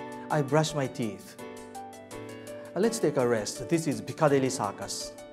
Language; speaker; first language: English; non-native, fluent; Japanese